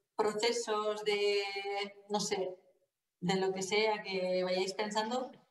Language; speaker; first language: Spanish; native; Spanish